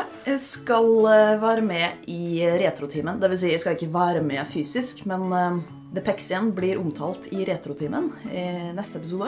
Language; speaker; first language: Norwegian; native; Norwegian